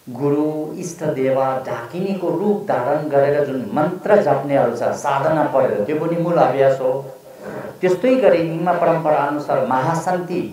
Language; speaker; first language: Nepali; non-native, local second language; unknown